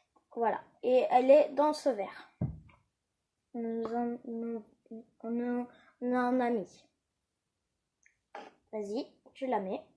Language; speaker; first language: French; native; French